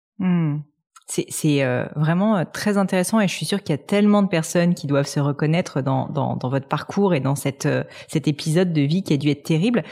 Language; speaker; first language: French; native; French